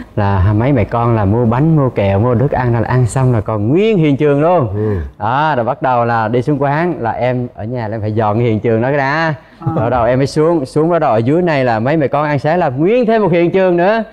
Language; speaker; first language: Vietnamese; native; Vietnamese